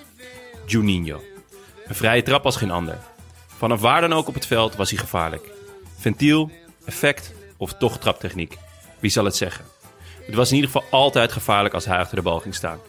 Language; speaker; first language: Dutch; native; Dutch